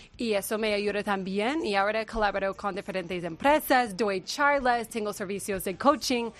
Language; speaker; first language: Spanish; non-native, fluent; English